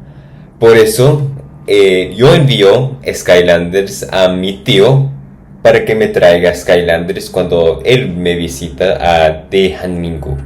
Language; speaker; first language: Spanish; non-native, fluent; English